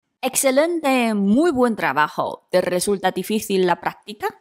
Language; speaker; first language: Spanish; non-native, fluent; Chinese